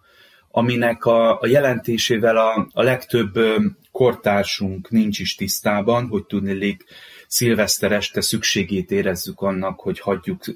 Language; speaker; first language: Hungarian; native; Hungarian